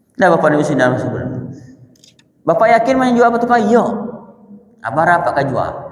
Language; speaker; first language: Malay; non-native, local second language; Minangkabau